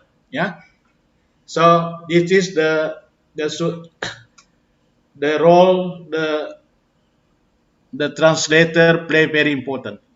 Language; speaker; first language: English; non-native, fluent; Indonesian